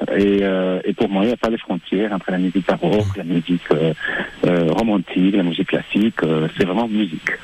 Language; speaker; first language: French; non-native, fluent; Spanish